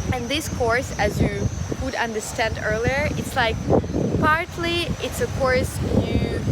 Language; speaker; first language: English; non-native, fluent; Russian